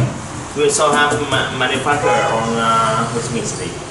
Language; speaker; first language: English; non-native, learner; Vietnamese